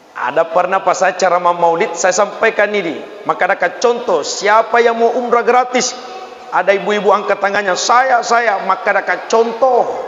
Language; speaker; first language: Malay; non-native, local second language; Buginese